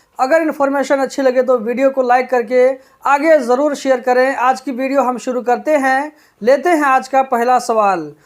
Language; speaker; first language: Hindi; native; Hindi